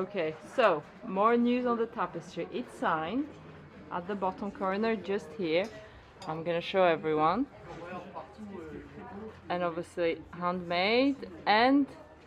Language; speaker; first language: English; non-native, fluent; French